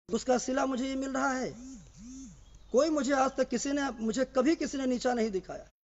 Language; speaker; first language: Hindi; native; Hindi